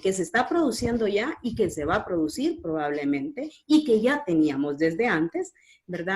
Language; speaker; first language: Spanish; native; Spanish